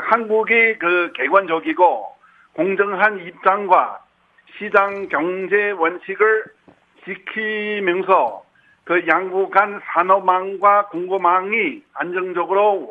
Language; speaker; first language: Korean; non-native, fluent; Chinese